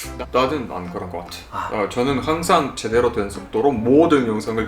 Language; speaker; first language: Korean; non-native, fluent; Russian